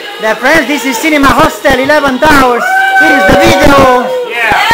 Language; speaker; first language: English; non-native, learner; Hungarian